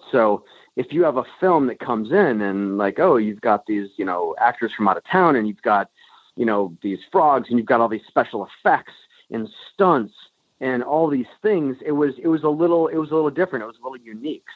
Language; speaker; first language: English; native; English